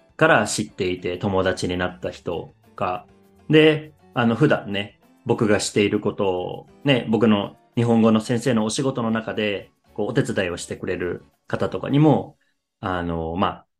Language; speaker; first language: Japanese; native; Japanese